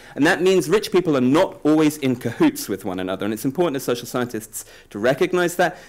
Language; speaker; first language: English; native; English